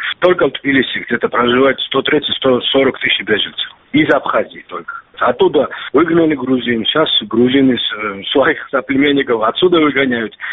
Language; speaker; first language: Russian; non-native, local second language; Georgian